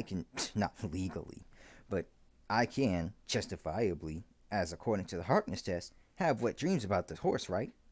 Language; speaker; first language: English; native; English